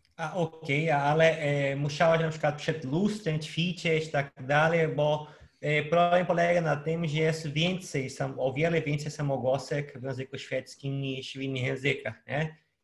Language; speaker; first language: Polish; non-native, fluent; Portuguese